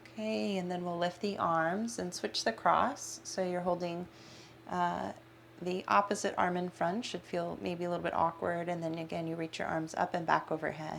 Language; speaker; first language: English; native; English